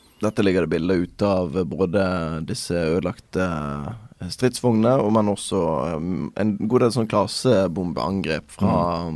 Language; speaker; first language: Norwegian; native; Norwegian